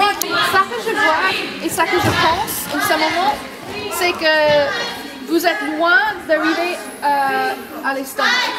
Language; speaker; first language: French; non-native, fluent; English